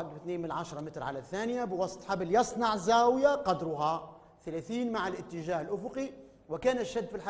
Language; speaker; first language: Arabic; native; Arabic